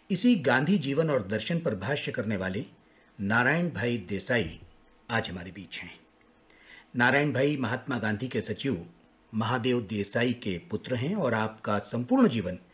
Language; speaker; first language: Hindi; non-native, local second language; Marathi